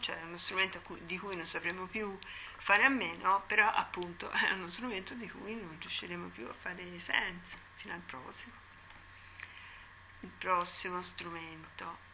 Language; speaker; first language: Italian; native; Italian